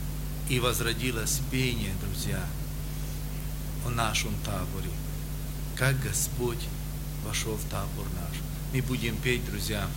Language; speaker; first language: Russian; non-native, local second language; Romany